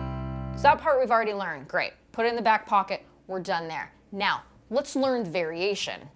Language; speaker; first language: English; native; English